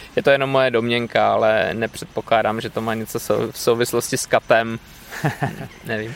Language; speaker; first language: Czech; native; Czech